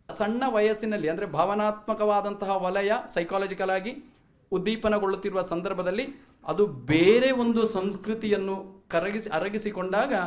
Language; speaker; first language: Kannada; non-native, local second language; Malayalam